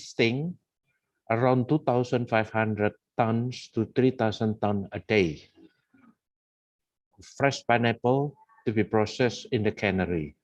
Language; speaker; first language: English; non-native, fluent; Indonesian